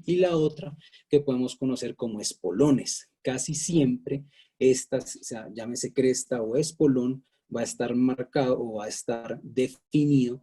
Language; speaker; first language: Spanish; native; Spanish